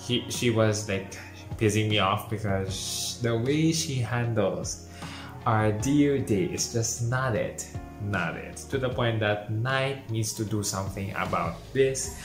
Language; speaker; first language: English; non-native, local second language; Filipino